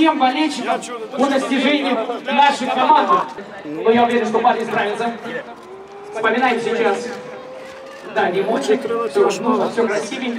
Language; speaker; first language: Russian; native; Russian